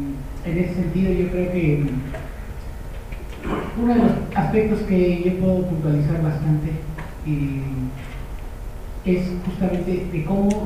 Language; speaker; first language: Spanish; native; Spanish